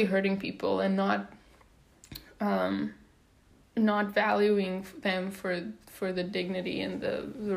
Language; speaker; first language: English; non-native, local second language; Afrikaans